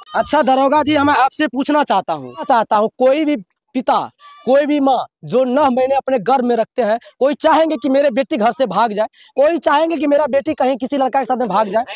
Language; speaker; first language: Hindi; native; Hindi